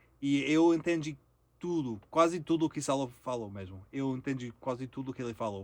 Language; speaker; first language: Portuguese; non-native, learner; English